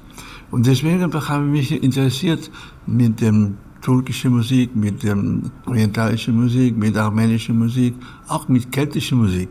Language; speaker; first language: German; non-native, learner; Catalan